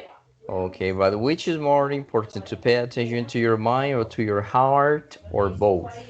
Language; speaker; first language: English; non-native, fluent; Spanish